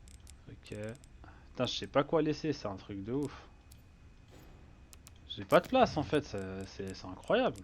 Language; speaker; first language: French; native; French